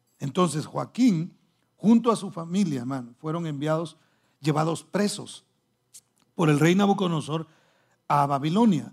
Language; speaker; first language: Spanish; early bilingual, heritage; Spanish